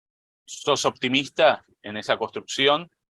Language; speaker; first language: Spanish; native; Spanish